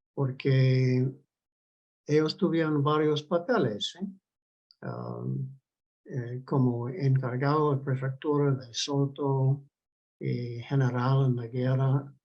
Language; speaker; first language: Spanish; non-native, fluent; English